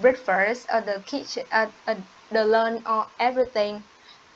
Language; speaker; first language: English; non-native, learner; Vietnamese